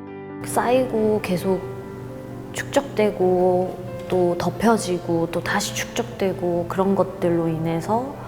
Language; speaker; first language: Korean; native; Korean